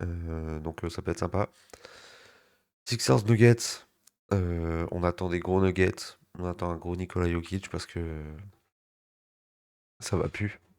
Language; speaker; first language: French; native; French